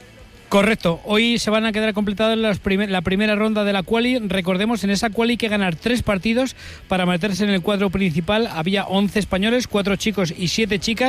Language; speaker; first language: Spanish; native; Spanish